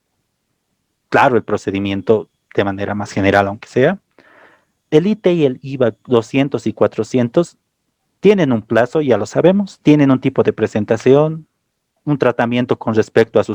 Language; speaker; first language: Spanish; native; Spanish